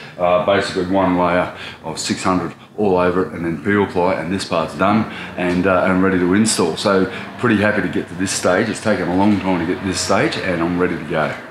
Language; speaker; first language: English; native; English